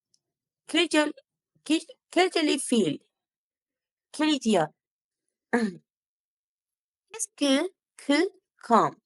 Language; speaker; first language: French; non-native, learner; Spanish